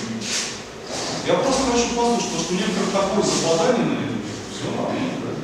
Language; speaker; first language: Russian; native; Russian